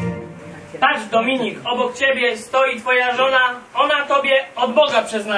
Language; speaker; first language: Polish; native; Polish